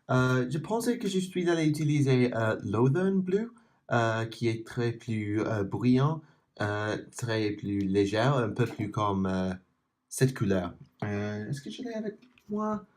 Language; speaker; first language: French; non-native, learner; English